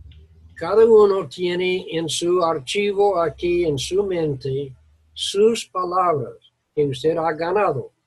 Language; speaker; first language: Spanish; non-native, learner; English